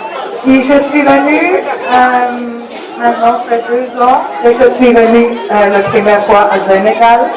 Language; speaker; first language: French; non-native, learner; German